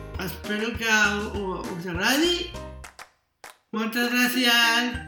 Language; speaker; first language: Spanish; non-native, local second language; Catalan